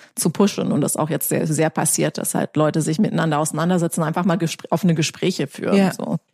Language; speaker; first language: German; non-native, fluent; English